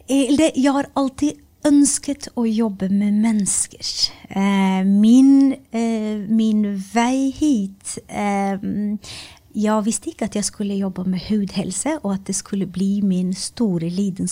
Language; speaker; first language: Norwegian; early bilingual, other home language; Albanian